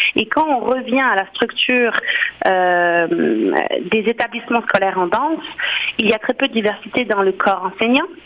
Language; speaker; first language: French; native; French